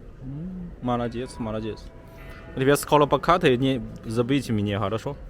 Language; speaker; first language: Russian; non-native, learner; Chinese